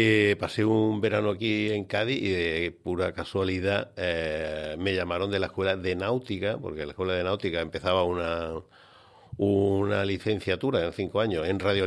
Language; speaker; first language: Spanish; native; Spanish